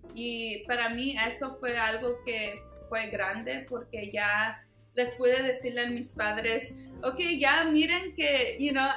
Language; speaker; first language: Spanish; early bilingual, heritage; Spanish